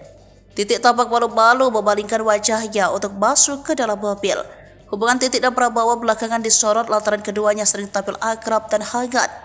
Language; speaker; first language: Indonesian; native; Indonesian